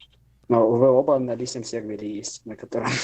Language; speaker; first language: Russian; native; Russian